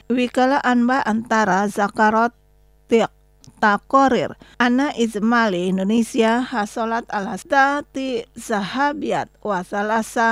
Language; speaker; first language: Arabic; non-native, fluent; Indonesian